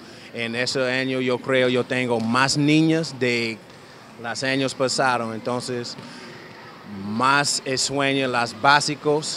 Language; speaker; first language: Spanish; non-native, learner; English